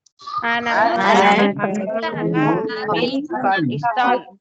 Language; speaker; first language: Arabic; non-native, learner; Tamil